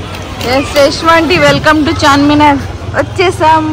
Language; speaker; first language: Telugu; non-native, local second language; Urdu